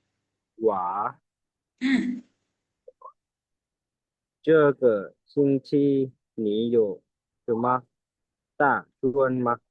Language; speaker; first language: Chinese; non-native, learner; Lao